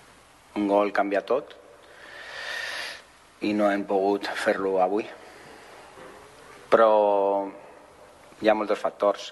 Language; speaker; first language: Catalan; non-native, fluent; Spanish